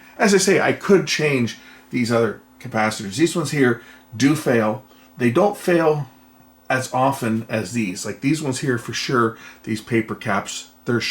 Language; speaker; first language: English; native; English